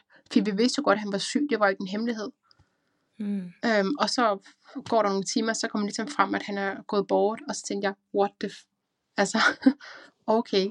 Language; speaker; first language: Danish; native; Danish